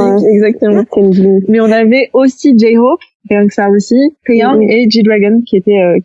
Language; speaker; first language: French; native; French